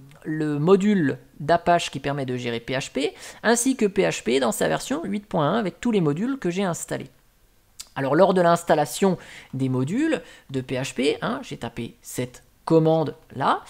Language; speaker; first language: French; native; French